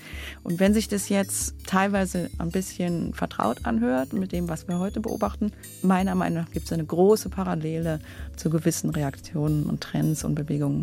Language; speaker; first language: German; native; German